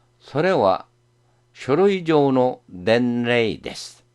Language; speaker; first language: Japanese; non-native, fluent; Korean